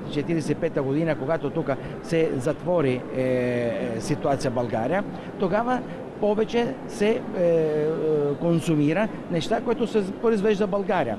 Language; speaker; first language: Bulgarian; non-native, fluent; Italian